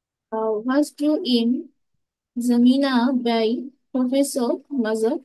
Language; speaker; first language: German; non-native, learner; Bangla